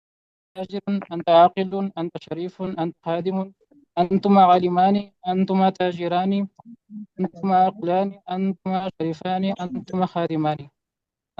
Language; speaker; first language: Arabic; non-native, learner; Urdu